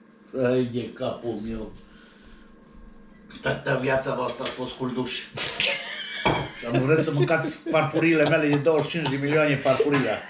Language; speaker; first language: Romanian; native; Romanian